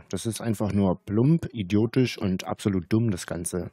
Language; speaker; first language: German; native; German